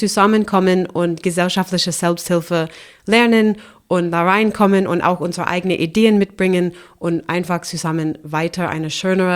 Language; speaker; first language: German; non-native, fluent; English